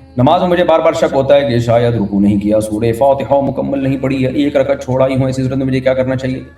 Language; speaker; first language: Urdu; native; Urdu